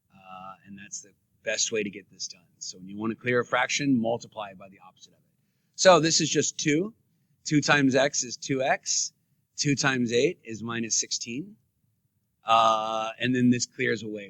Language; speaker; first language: English; native; English